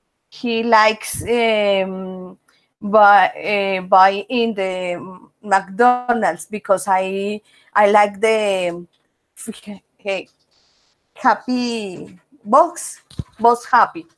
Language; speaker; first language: English; non-native, learner; Spanish